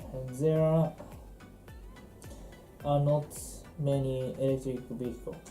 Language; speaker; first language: English; non-native, learner; Japanese